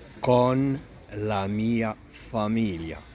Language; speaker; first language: Italian; non-native, fluent; Arabic